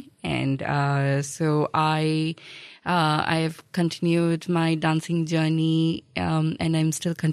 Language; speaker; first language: English; non-native, local second language; Malayalam